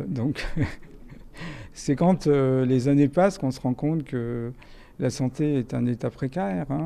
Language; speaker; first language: French; native; French